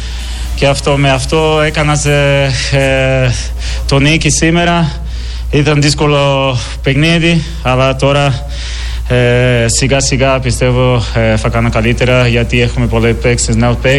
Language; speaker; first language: Greek; non-native, learner; Portuguese